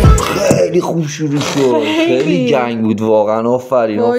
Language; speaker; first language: Persian; native; Persian